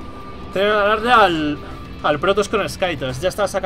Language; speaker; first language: Spanish; native; Spanish